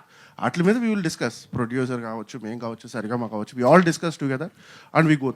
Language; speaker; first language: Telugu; native; Telugu